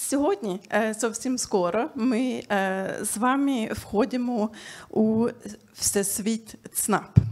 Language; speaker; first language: Ukrainian; non-native, fluent; Swedish